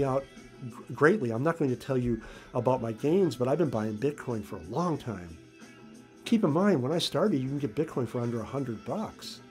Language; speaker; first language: English; native; English